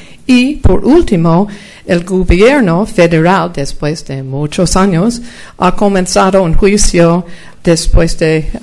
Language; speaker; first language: Spanish; non-native, fluent; English